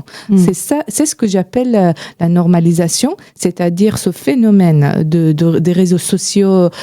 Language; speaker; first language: French; non-native, fluent; Persian